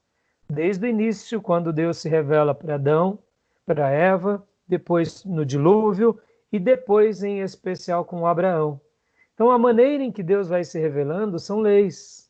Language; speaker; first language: Portuguese; native; Portuguese